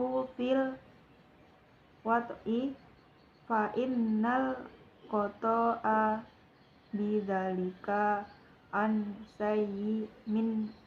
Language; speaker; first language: Arabic; non-native, learner; Indonesian